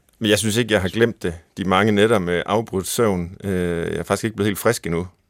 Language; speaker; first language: Danish; native; Danish